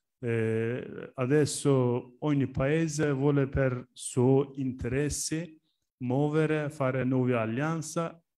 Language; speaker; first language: Italian; non-native, learner; Turkish